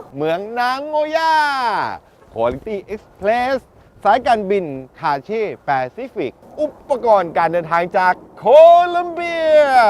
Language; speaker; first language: Thai; native; Thai